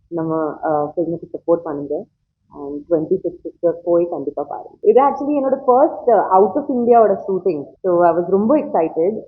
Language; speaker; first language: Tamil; non-native, learner; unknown